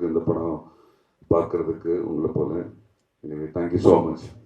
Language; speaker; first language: Tamil; non-native, learner; Malayalam